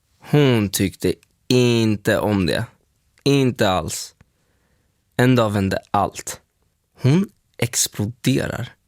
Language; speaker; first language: Swedish; early bilingual, other home language; Spanish